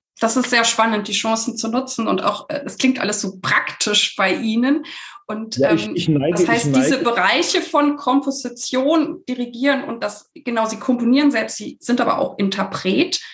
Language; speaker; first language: German; native; German